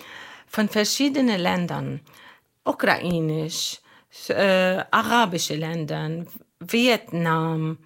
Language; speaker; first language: German; non-native, learner; Arabic